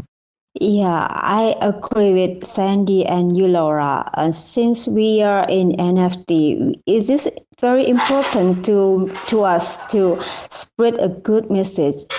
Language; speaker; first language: English; non-native, learner; Indonesian